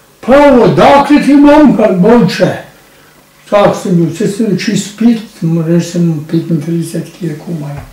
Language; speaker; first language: Slovenian; native; Slovenian